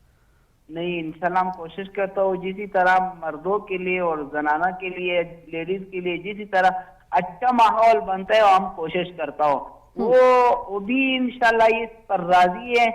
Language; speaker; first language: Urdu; non-native, learner; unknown